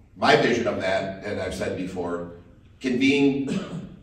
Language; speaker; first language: English; native; English